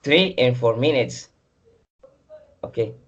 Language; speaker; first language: English; non-native, learner; Spanish